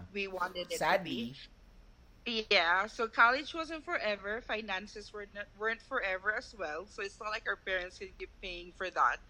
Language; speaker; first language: English; non-native, local second language; Cebuano